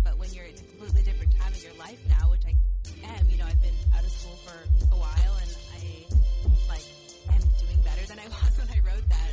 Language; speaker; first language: English; native; English